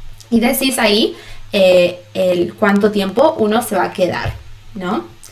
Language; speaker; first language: Spanish; early bilingual, heritage; Spanish